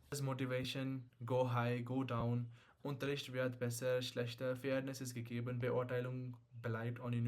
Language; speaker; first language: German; non-native, fluent; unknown